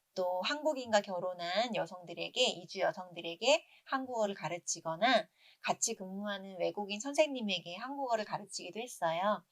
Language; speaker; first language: Korean; native; Korean